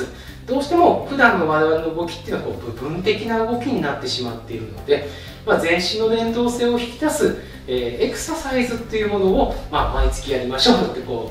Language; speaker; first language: Japanese; native; Japanese